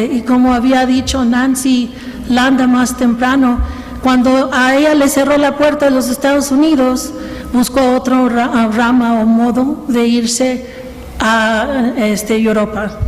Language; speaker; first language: Spanish; early bilingual, heritage; Spanish